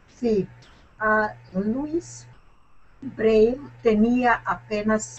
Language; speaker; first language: Spanish; non-native, learner; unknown